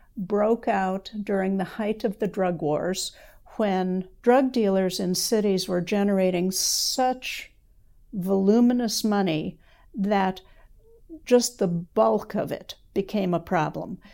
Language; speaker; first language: English; native; English